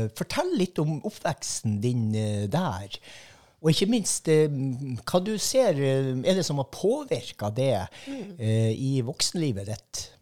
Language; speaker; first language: Norwegian; native; Norwegian